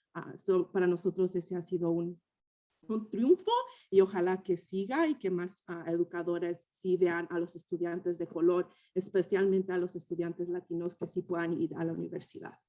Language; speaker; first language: Spanish; early bilingual, heritage; Spanish